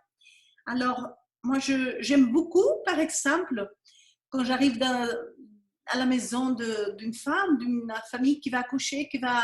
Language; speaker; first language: French; non-native, fluent; Spanish